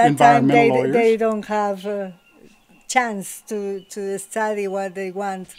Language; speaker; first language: English; non-native, learner; Spanish